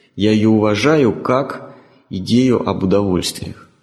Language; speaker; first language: Russian; native; Russian